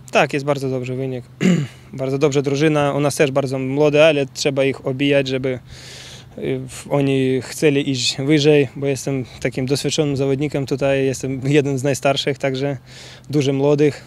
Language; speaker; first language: Polish; non-native, learner; Ukrainian